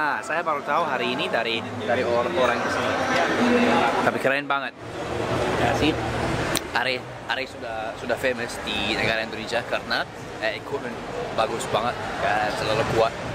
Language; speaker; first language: Indonesian; non-native, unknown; English